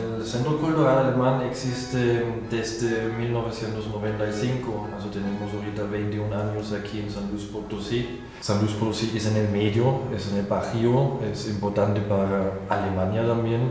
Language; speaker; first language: Spanish; non-native, fluent; German